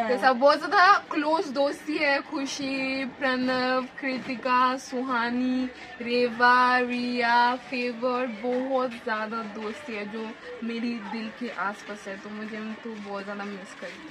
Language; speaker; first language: Hindi; non-native, learner; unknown